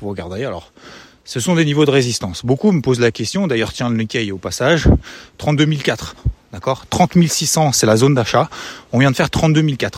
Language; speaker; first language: French; native; French